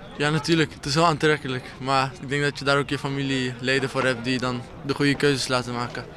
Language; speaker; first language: Dutch; early bilingual, other home language; Kurdish